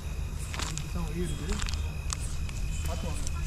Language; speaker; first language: Tamil; native; Tamil